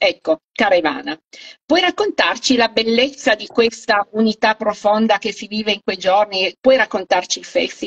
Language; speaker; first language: Italian; native; Italian